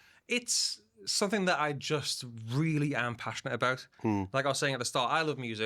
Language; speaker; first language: English; native; English